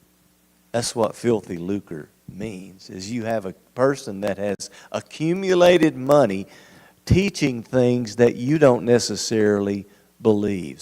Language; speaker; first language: English; native; English